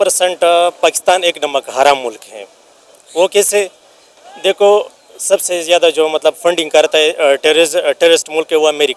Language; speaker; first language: Hindi; non-native, local second language; Pashto